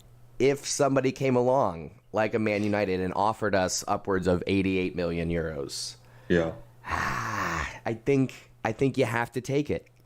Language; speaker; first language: English; native; English